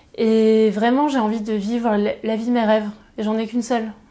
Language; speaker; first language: French; native; French